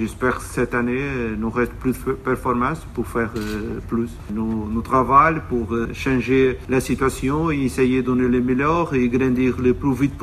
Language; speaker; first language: French; non-native, learner; Portuguese